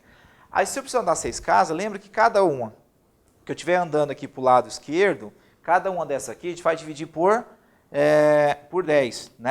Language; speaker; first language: Portuguese; native; Portuguese